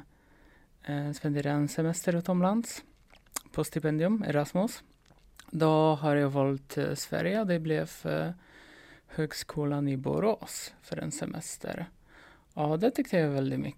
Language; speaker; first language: Swedish; non-native, fluent; Polish